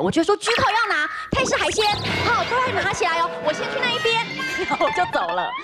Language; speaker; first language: Chinese; native; Chinese